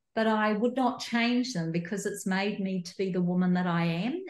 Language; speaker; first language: English; native; English